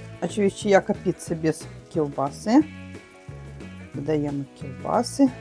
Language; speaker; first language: Polish; non-native, learner; Russian